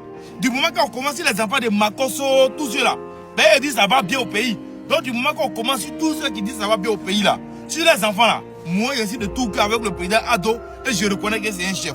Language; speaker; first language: French; native; French